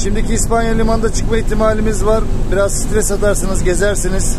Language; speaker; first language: Turkish; native; Turkish